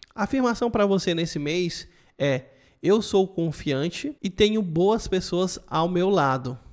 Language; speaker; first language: Portuguese; native; Portuguese